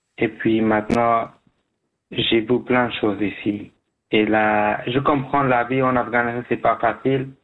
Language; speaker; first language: French; non-native, learner; Persian